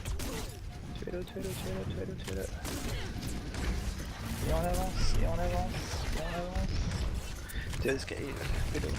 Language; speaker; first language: French; native; French